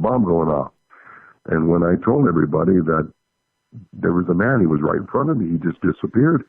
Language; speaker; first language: English; native; English